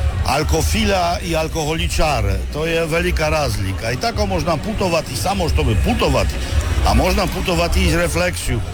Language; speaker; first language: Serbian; non-native, learner; Polish